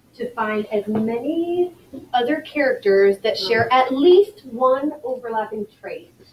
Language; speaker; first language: English; native; English